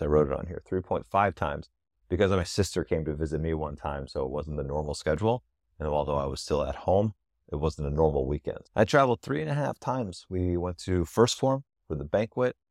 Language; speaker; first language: English; native; English